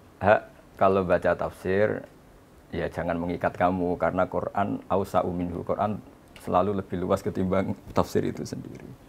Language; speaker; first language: Indonesian; non-native, local second language; Javanese